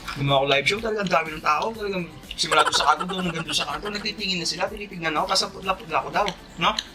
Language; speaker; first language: Filipino; native; Filipino